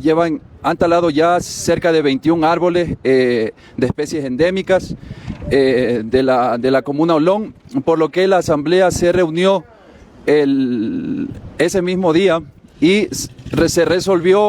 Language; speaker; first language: Spanish; native; Spanish